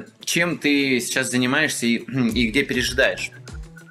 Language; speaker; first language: Russian; native; Russian